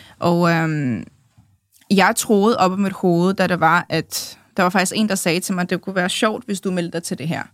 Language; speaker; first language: Danish; early bilingual, other home language; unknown